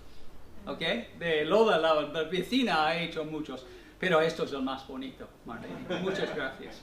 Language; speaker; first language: Spanish; non-native, fluent; English